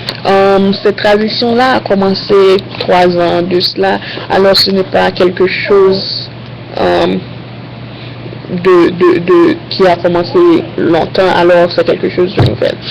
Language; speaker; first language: French; non-native, learner; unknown